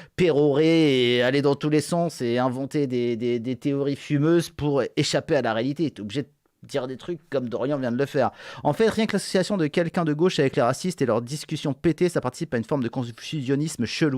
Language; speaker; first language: French; native; French